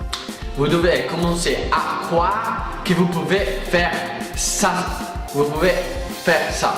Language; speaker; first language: French; non-native, fluent; Italian